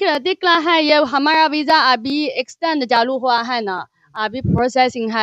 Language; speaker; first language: Hindi; non-native, learner; Chinese